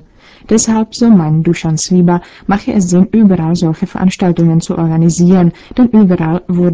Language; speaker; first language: German; native; German